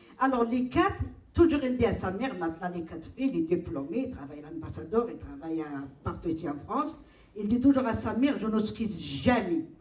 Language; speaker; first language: French; non-native, local second language; Arabic